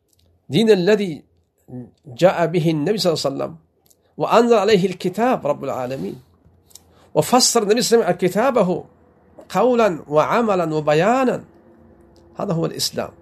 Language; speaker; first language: Arabic; non-native, fluent; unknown